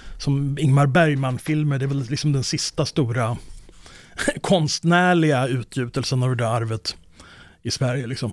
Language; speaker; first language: Swedish; native; Swedish